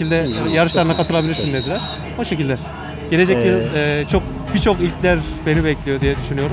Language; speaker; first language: Turkish; native; Turkish